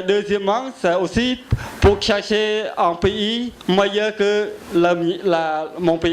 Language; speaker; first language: French; non-native, learner; Khmer